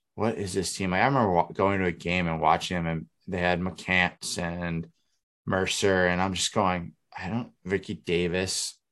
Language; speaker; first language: English; native; English